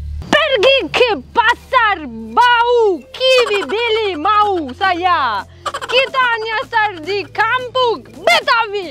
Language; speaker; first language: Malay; non-native, learner; Russian